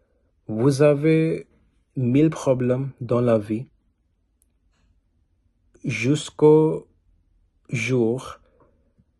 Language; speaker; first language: French; non-native, learner; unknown